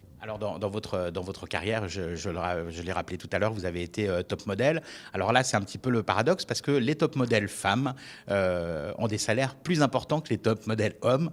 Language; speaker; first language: French; native; French